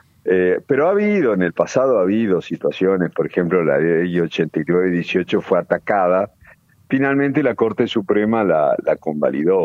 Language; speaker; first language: Spanish; native; Spanish